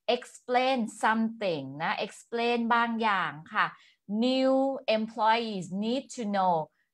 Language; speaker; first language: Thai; native; Thai